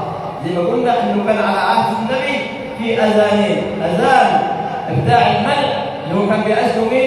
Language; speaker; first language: Arabic; native; Arabic